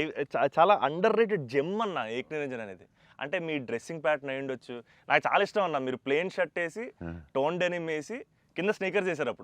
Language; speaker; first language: Telugu; native; Telugu